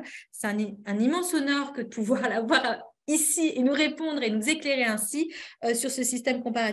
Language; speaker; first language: French; native; French